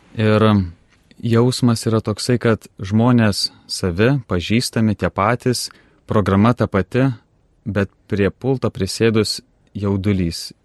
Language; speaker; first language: Lithuanian; native; Lithuanian